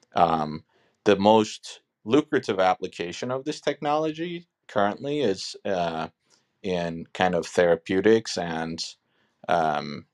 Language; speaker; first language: English; non-native, fluent; Turkish